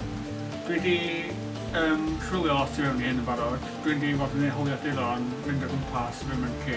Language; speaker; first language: Welsh; native; Welsh